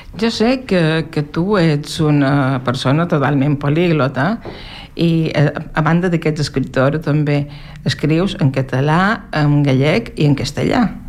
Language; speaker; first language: Catalan; native; Catalan